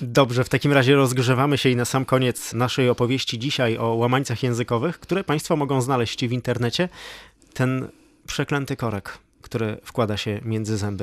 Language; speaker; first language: Polish; native; Polish